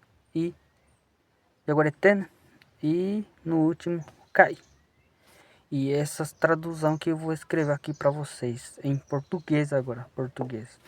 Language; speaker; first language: Portuguese; non-native, local second language; Guarani